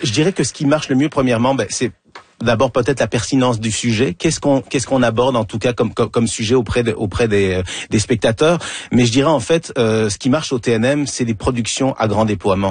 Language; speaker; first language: French; native; French